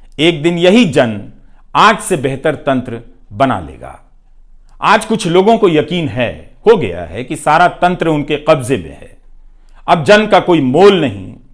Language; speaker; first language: Hindi; non-native, local second language; Bhojpuri